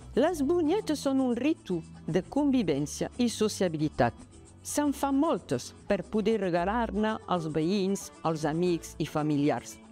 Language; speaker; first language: Catalan; non-native, local second language; French